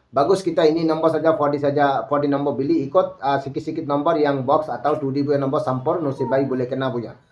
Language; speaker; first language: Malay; non-native, learner; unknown